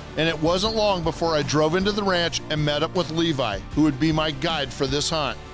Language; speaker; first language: English; native; English